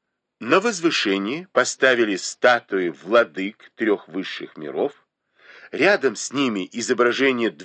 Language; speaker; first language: Russian; native; Russian